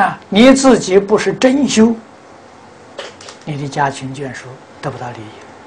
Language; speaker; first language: Chinese; native; Chinese